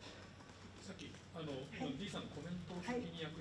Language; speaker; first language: Japanese; native; Japanese